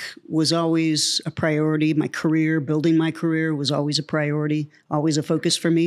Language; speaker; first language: English; native; English